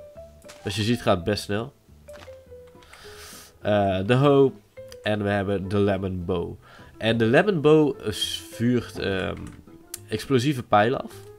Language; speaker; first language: Dutch; native; Dutch